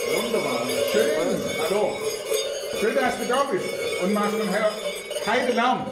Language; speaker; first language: German; native; German